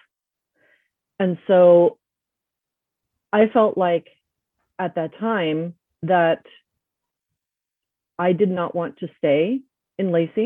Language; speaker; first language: English; early bilingual, other home language; Spanish